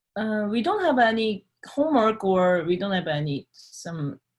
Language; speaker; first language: English; non-native, learner; Japanese